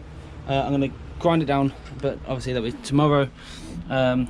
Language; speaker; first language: English; native; English